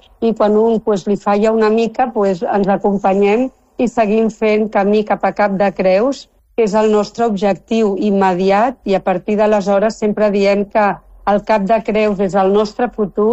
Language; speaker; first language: Catalan; non-native, local second language; Spanish